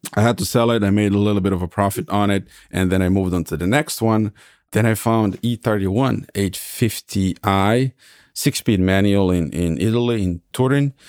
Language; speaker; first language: English; non-native, fluent; Serbian